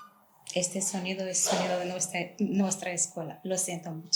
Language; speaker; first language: Spanish; non-native, fluent; Polish